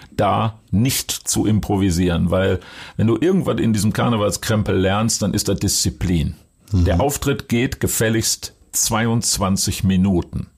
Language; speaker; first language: German; native; German